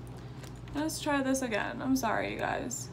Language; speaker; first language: English; native; English